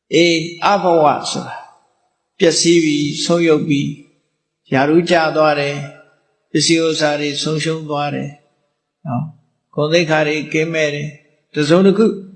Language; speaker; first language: Burmese; native; Burmese